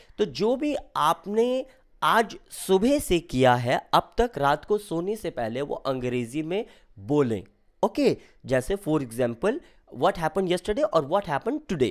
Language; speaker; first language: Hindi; native; Hindi